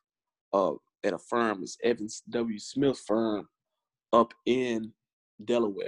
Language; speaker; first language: English; native; English